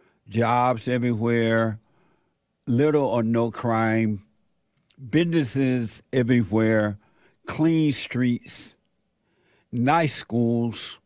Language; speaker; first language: English; native; English